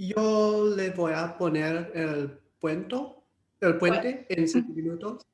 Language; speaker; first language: Spanish; non-native, learner; English